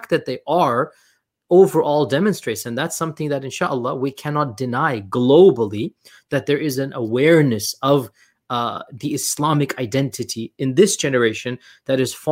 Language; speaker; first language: English; native; English